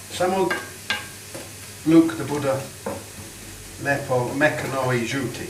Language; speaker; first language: Bosnian; non-native, learner; English